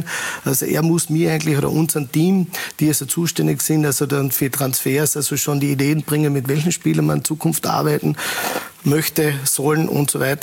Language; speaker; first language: German; native; German